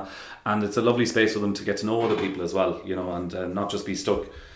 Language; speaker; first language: English; native; English